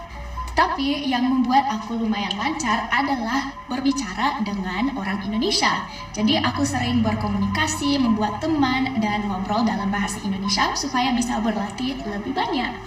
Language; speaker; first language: Indonesian; non-native, fluent; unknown